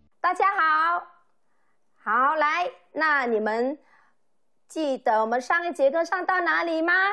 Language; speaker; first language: Chinese; non-native, fluent; Vietnamese